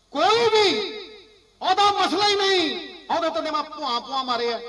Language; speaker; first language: Hindi; non-native, local second language; Punjabi